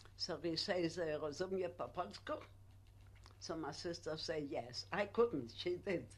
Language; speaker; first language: English; non-native, learner; Polish